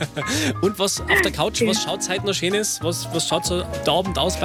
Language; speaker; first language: German; native; German